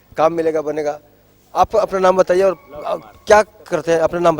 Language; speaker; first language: Hindi; native; Hindi